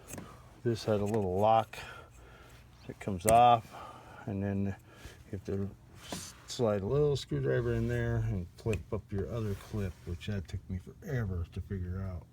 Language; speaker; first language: English; native; English